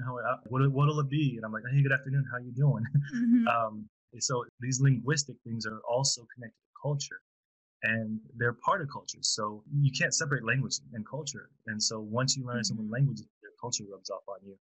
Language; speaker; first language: English; native; English